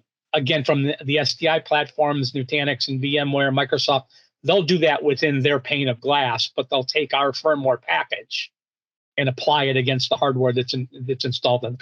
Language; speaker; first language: English; native; English